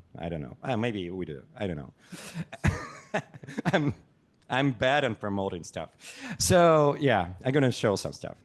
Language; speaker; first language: English; non-native, fluent; Russian